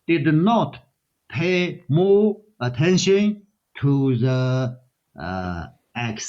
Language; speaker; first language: English; non-native, learner; Chinese